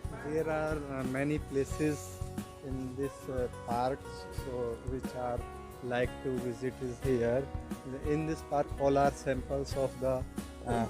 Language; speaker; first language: English; non-native, local second language; Hindi